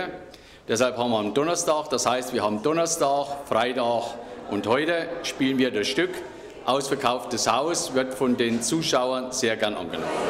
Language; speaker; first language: German; native; German